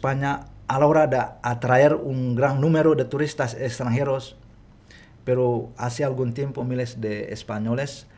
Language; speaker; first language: Spanish; non-native, fluent; Indonesian